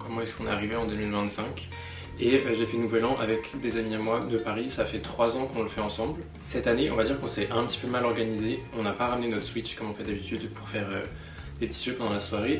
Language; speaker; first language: French; native; French